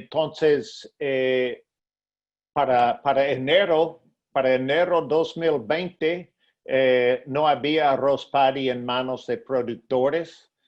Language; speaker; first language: Spanish; non-native, fluent; English